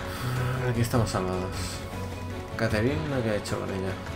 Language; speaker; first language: Spanish; native; Spanish